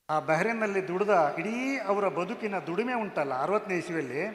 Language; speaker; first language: Kannada; non-native, local second language; Konkani